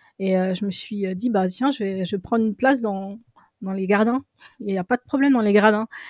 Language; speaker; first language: French; early bilingual, other home language; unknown